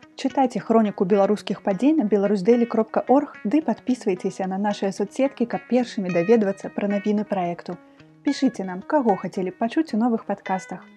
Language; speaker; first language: Belarusian; non-native, local second language; Russian